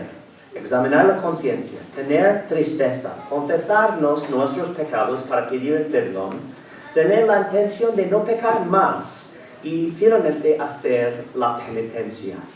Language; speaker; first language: Spanish; non-native, fluent; English